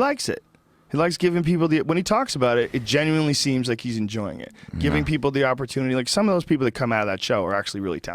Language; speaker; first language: English; native; English